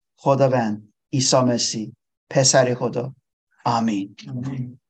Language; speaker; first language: Persian; non-native, learner; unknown